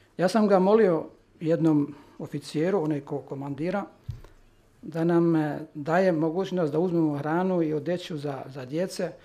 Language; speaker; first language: Serbian; non-native, local second language; Albanian